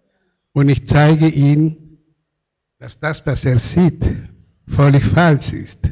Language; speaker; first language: German; non-native, fluent; Spanish